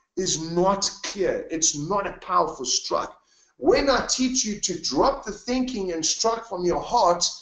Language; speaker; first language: English; native; English